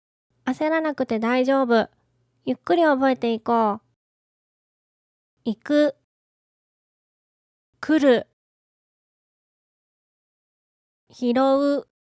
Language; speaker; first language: Japanese; native; Japanese